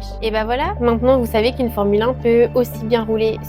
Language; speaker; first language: French; native; French